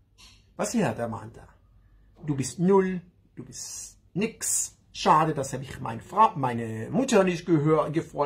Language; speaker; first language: German; non-native, learner; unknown